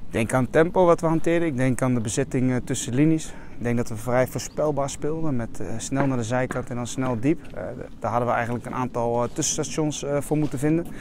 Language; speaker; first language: Dutch; native; Dutch